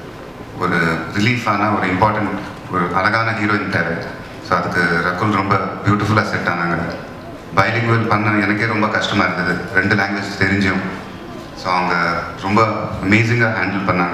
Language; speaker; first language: Tamil; non-native, local second language; Telugu